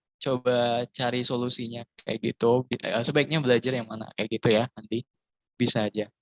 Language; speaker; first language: Indonesian; native; Indonesian